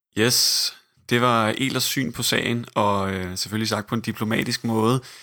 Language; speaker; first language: Danish; native; Danish